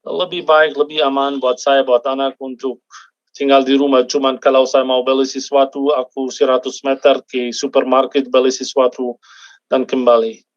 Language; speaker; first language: Indonesian; non-native, fluent; Arabic